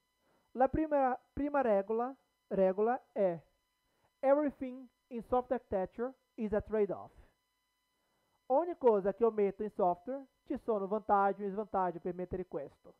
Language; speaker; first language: Italian; non-native, learner; Portuguese